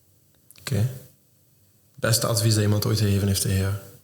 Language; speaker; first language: Dutch; native; Dutch